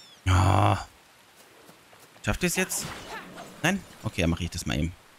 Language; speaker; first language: German; native; German